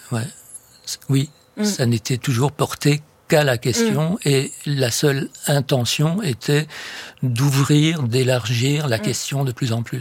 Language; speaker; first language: French; native; French